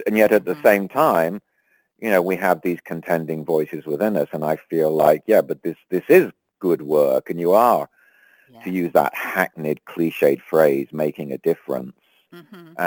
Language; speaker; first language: English; native; English